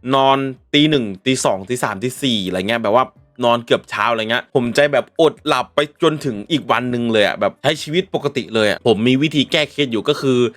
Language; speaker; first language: Thai; native; Thai